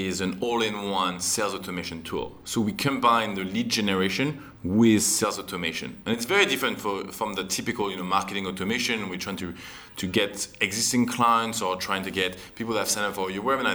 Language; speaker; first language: English; non-native, fluent; French